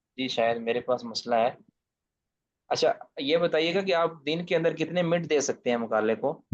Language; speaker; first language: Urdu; non-native, local second language; Punjabi